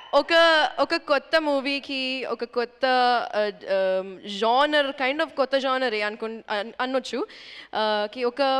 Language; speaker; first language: Telugu; non-native, fluent; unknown